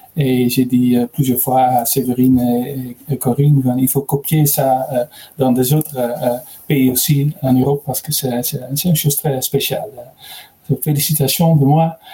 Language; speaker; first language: French; non-native, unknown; Dutch